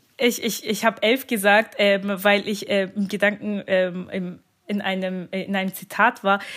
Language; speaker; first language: German; early bilingual, other home language; Turkish